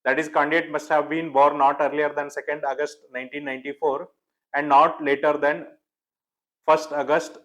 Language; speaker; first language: English; non-native, local second language; Kannada